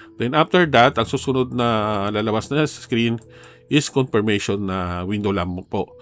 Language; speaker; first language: Filipino; native; Filipino